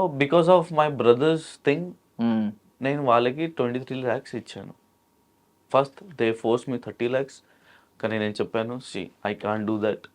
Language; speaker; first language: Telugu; non-native, local second language; Hindi